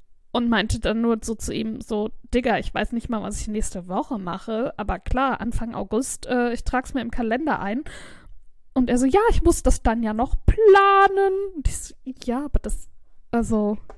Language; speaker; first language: German; native; German